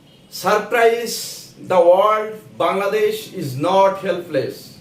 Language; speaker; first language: English; non-native, local second language; Bangla